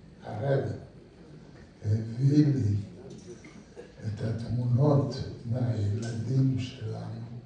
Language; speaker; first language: Hebrew; non-native, fluent; Yiddish